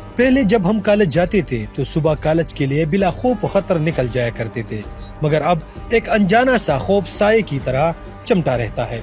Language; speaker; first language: Urdu; non-native, local second language; Pashto